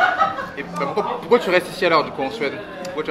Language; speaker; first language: French; native; French